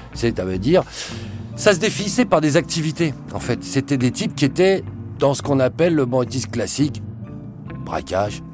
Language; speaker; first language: French; native; French